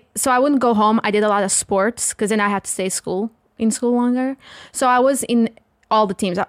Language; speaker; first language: English; non-native, fluent; Portuguese